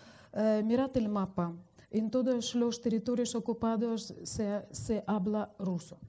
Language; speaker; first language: Spanish; non-native, fluent; Russian